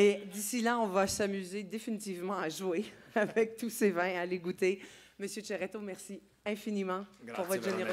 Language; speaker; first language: French; native; French